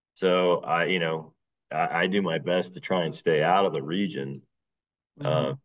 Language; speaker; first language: English; native; English